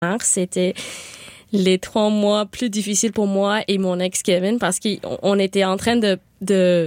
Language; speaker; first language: French; non-native, learner; Spanish